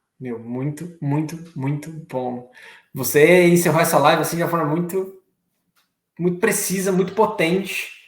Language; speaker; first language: Portuguese; native; Portuguese